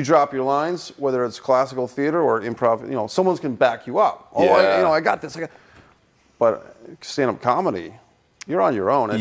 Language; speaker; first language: English; native; English